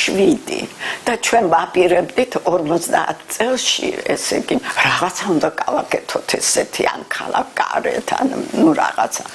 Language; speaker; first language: Georgian; early bilingual, heritage; Georgian